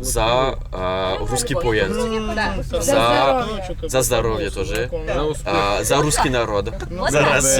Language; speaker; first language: Russian; non-native, learner; French